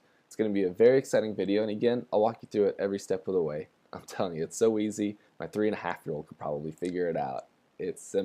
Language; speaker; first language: English; native; English